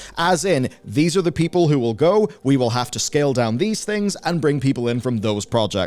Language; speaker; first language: English; native; English